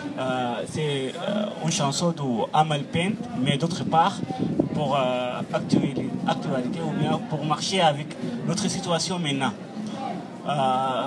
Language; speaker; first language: French; non-native, fluent; Arabic